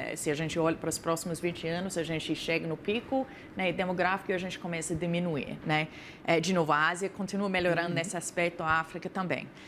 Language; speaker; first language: Portuguese; non-native, fluent; English